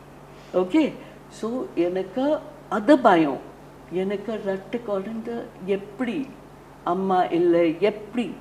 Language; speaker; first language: Tamil; non-native, learner; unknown